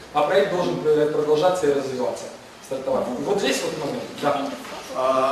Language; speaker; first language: Russian; non-native, local second language; Ukrainian